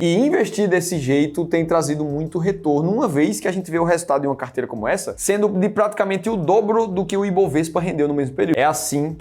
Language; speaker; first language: Portuguese; native; Portuguese